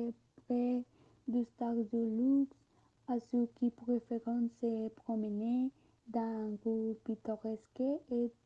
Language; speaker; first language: French; non-native, learner; Spanish